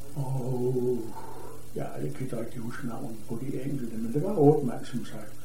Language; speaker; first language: Danish; native; Danish